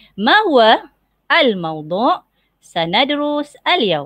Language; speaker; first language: Arabic; non-native, local second language; Malay